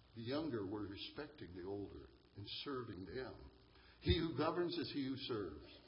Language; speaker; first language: English; native; English